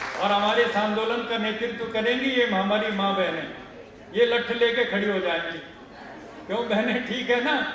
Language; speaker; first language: Hindi; non-native, local second language; Telugu